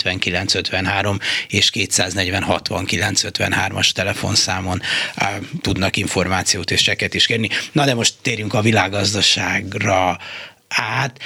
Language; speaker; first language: Hungarian; native; Hungarian